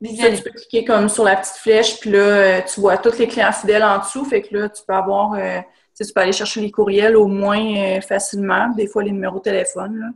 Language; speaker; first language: French; native; French